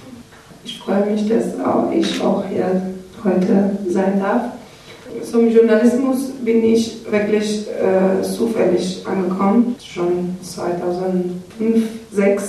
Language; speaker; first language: German; non-native, learner; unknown